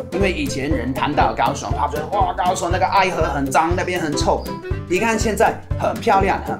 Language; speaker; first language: Chinese; non-native, fluent; English